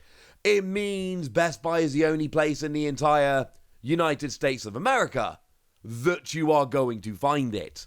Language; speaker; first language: English; native; English